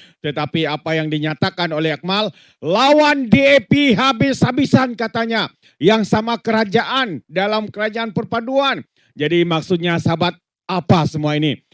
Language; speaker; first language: Malay; native; Malay